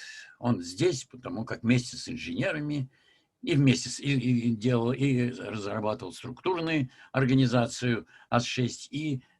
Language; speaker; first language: Russian; native; Russian